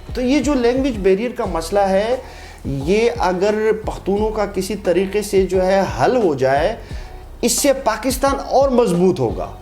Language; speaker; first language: Urdu; non-native, local second language; Pashto